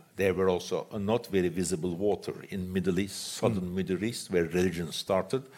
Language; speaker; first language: English; non-native, fluent; Turkish